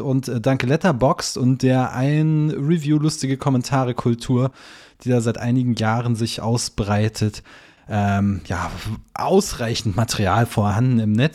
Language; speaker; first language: German; native; German